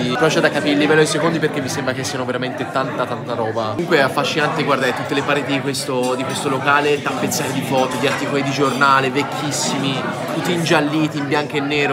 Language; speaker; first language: Italian; native; Italian